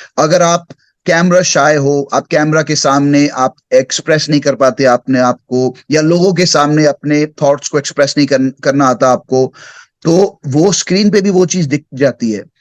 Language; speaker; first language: Hindi; early bilingual, heritage; Hindi